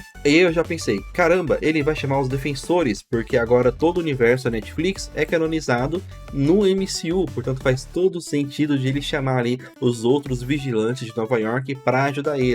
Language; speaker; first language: Portuguese; native; Portuguese